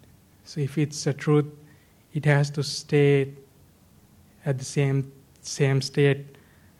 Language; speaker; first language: English; non-native, local second language; Sinhala